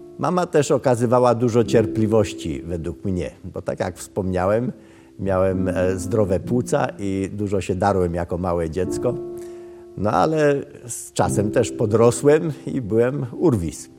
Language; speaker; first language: Polish; early bilingual, other home language; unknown